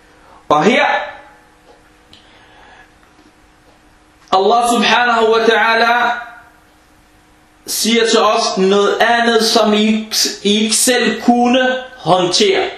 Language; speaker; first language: Danish; non-native, fluent; Arabic